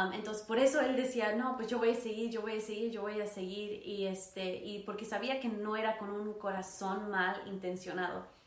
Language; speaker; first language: Spanish; early bilingual, other home language; English